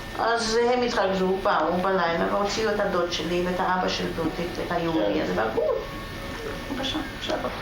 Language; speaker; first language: Hebrew; non-native, fluent; Yiddish